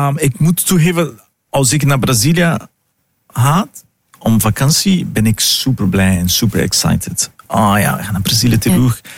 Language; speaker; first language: Dutch; non-native, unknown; Portuguese